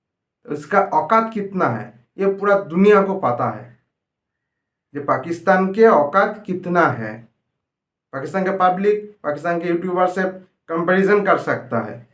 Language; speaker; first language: Hindi; non-native, local second language; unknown